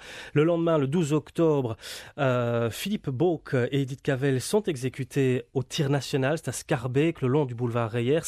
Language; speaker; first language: French; native; French